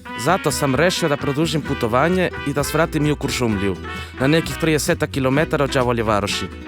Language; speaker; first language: Serbian; non-native, fluent; Spanish